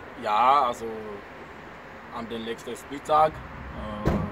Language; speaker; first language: German; non-native, learner; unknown